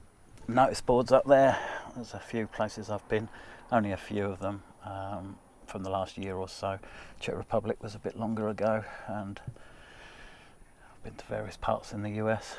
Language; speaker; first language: English; native; English